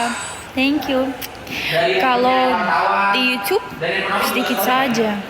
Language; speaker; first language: Indonesian; non-native, learner; Russian